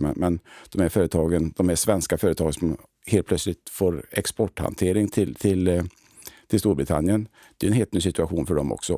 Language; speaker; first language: Swedish; native; Swedish